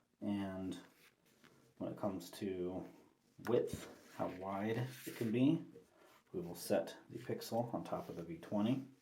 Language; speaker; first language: English; native; English